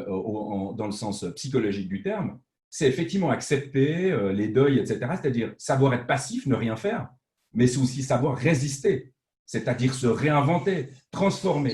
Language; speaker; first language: French; native; French